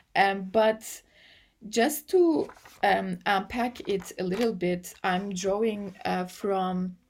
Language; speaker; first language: English; non-native, fluent; Turkish